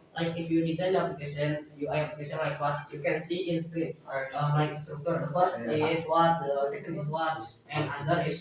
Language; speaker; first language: English; non-native, learner; Indonesian